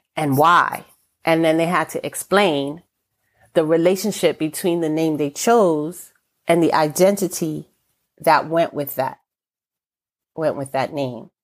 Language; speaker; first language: English; native; English